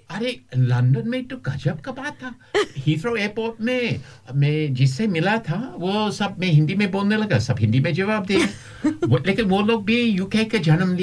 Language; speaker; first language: Hindi; non-native, fluent; English